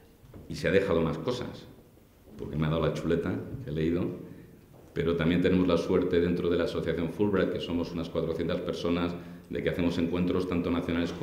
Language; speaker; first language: Spanish; native; Spanish